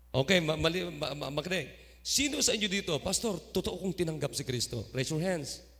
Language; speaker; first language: Filipino; non-native, local second language; Iloko